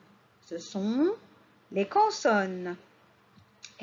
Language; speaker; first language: French; non-native, local second language; Arabic